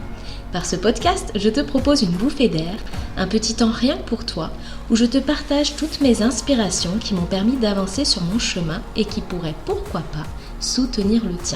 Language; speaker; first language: French; native; French